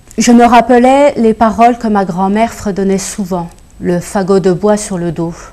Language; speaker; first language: French; early bilingual, other home language; Kabyle